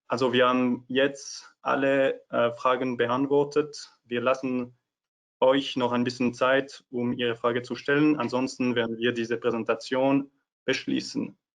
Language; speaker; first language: German; non-native, fluent; French